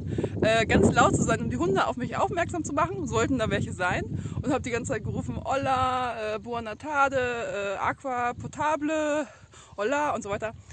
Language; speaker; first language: German; native; German